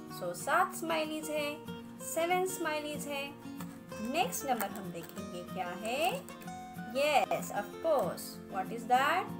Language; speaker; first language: Hindi; non-native, local second language; Marathi